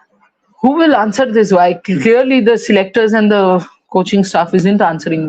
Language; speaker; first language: English; non-native, local second language; Hindi